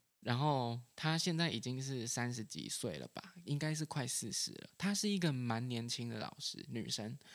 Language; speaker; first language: Chinese; native; Chinese